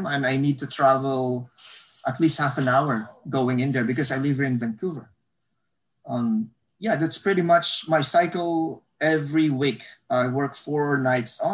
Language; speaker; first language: English; non-native, local second language; Hiligaynon